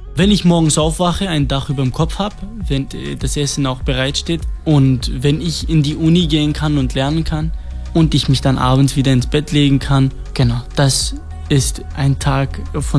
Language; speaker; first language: German; non-native, fluent; Kurdish